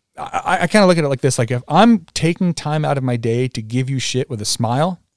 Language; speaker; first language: English; native; English